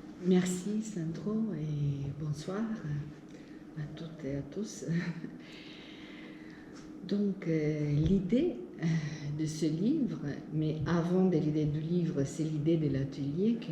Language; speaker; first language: French; non-native, fluent; Italian